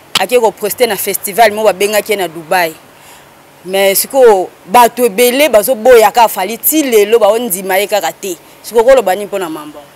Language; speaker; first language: Lingala; native; Lingala